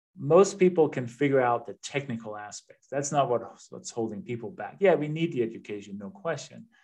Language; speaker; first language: English; non-native, fluent; Danish